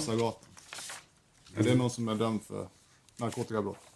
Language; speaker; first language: Swedish; native; Swedish